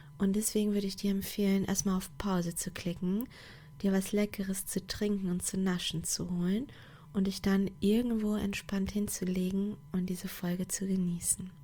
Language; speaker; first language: German; non-native, fluent; Portuguese